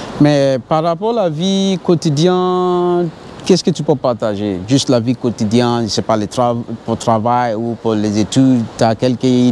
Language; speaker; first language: French; non-native, fluent; English